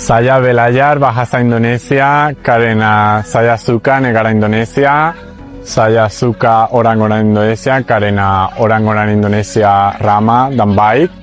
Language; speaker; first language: Indonesian; non-native, learner; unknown